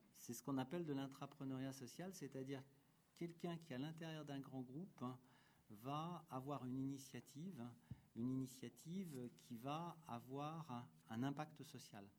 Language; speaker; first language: French; native; French